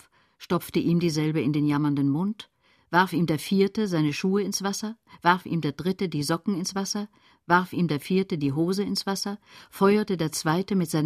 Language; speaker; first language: German; native; German